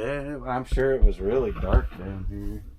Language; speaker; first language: English; native; English